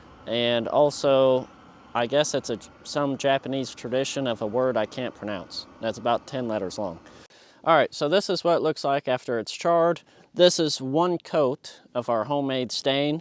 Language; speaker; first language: English; native; English